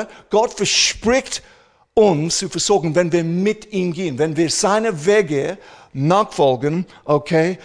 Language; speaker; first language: German; non-native, fluent; English